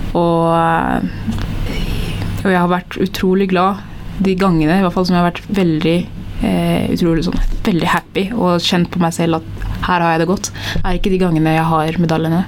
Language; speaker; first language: Norwegian; early bilingual, other home language; Tigrinya